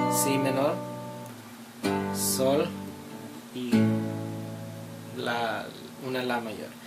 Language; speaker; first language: Spanish; early bilingual, heritage; Spanish